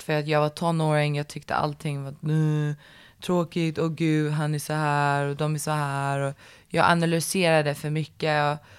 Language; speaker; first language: Swedish; early bilingual, other home language; English